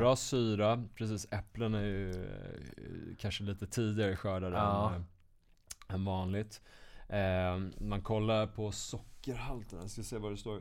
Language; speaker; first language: Swedish; native; Swedish